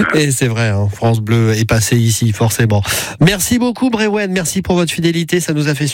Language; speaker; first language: French; native; French